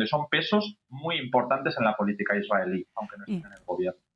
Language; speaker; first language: Spanish; native; Spanish